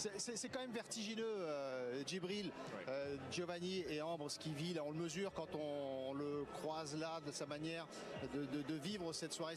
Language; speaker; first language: French; native; French